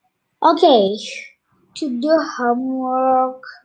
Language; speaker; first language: English; non-native, learner; Turkish